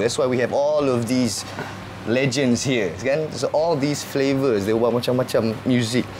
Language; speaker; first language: English; early bilingual, heritage; English